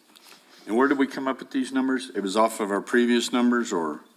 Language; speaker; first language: English; native; English